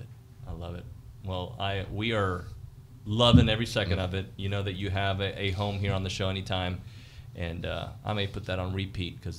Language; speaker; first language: English; native; English